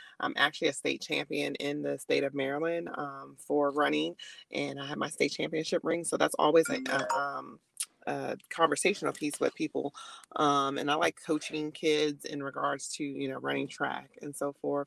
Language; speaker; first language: English; native; English